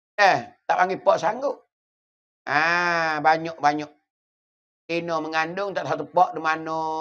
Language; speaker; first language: Malay; native; Malay